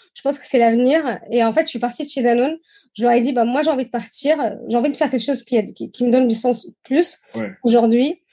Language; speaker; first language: French; non-native, local second language; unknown